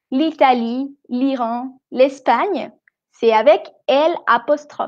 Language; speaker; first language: French; non-native, fluent; Spanish